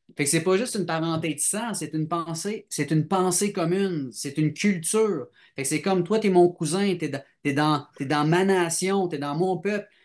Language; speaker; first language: French; native; French